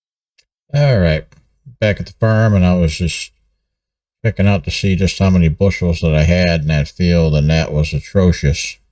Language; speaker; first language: English; native; English